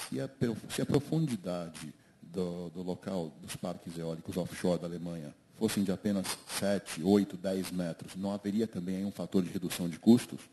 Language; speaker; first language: Portuguese; native; Portuguese